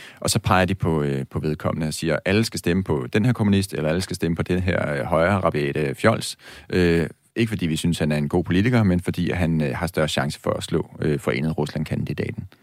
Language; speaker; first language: Danish; native; Danish